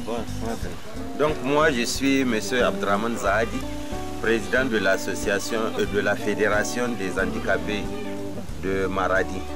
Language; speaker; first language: French; non-native, local second language; Hausa